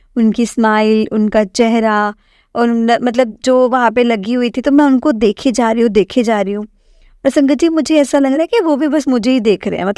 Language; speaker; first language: Hindi; native; Hindi